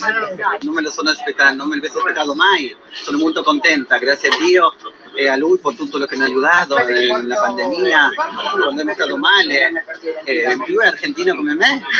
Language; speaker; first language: Italian; non-native, fluent; Spanish